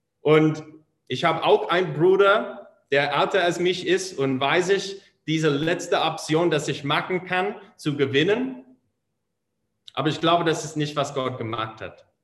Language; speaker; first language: German; non-native, fluent; English